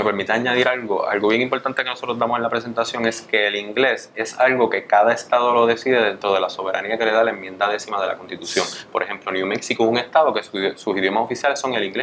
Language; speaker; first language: Spanish; native; Spanish